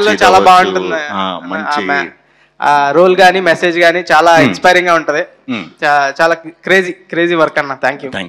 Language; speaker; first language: Telugu; native; Telugu